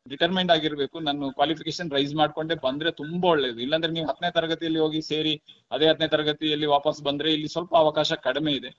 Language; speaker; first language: Kannada; non-native, local second language; Kodava